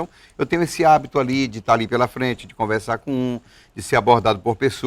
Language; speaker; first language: Portuguese; native; Portuguese